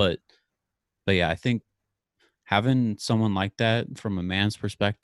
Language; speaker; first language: English; native; English